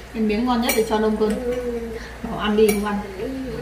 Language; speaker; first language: Korean; non-native, local second language; Vietnamese